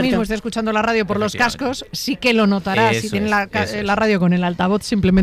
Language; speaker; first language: Spanish; native; Spanish